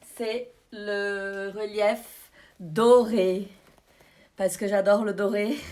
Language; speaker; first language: French; non-native, fluent; Portuguese